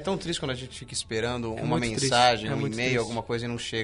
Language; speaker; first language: Portuguese; native; Portuguese